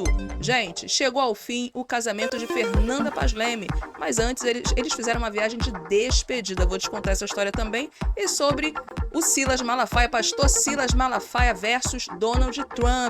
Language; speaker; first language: Portuguese; native; Portuguese